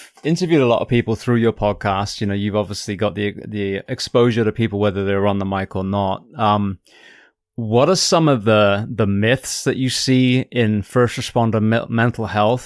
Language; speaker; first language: English; native; English